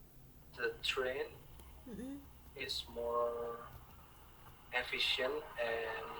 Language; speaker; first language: English; non-native, fluent; Indonesian